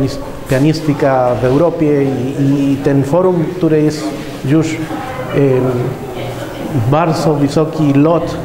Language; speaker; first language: Polish; non-native, fluent; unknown